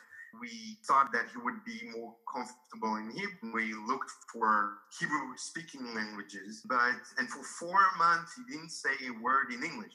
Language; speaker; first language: English; non-native, fluent; Hebrew